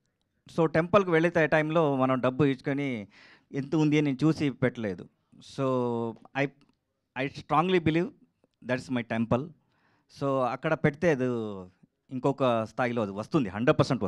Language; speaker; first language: Telugu; non-native, learner; Kannada